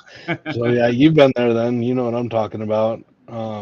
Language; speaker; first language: English; native; English